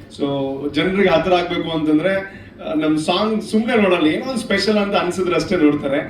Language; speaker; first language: Kannada; non-native, local second language; Tulu